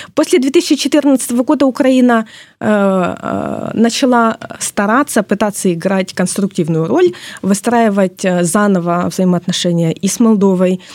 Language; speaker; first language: Russian; non-native, local second language; Ukrainian